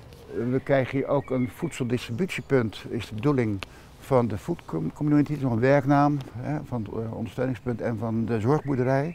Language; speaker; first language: Dutch; native; Dutch